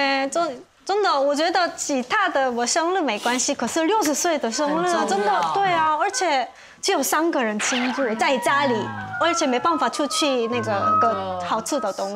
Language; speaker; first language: Chinese; non-native, fluent; Korean